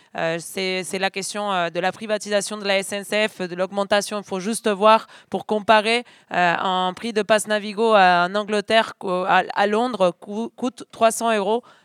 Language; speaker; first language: French; non-native, fluent; Spanish